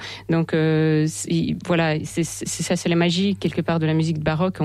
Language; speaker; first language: French; non-native, fluent; Russian